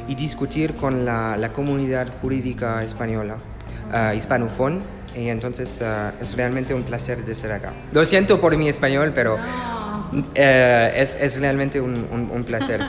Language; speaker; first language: Spanish; non-native, learner; French